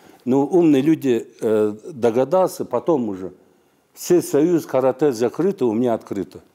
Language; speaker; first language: Russian; non-native, local second language; Kyrgyz